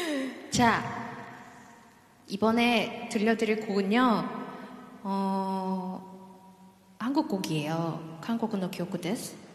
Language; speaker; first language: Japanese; non-native, learner; Korean